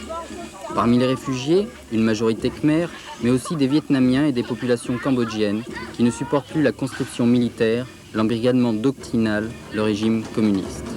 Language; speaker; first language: French; native; French